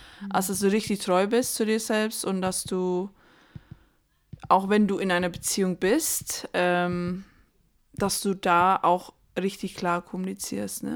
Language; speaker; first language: German; non-native, fluent; English